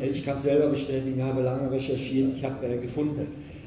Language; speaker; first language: German; native; German